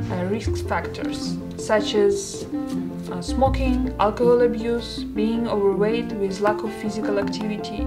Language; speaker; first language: English; non-native, fluent; Russian